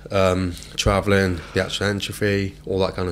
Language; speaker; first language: English; native; English